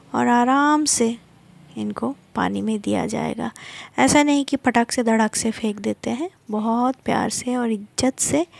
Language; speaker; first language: Hindi; non-native, local second language; Bangla